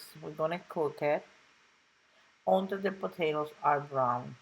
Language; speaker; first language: English; non-native, local second language; Spanish